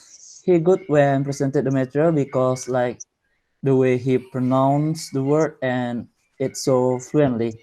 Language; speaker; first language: English; non-native, learner; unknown